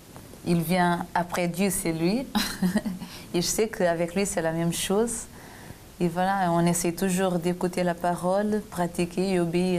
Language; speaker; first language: French; non-native, fluent; Portuguese